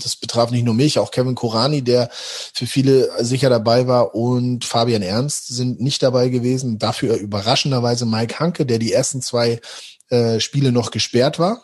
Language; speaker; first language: German; native; German